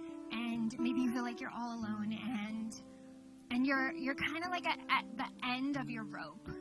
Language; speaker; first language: English; native; English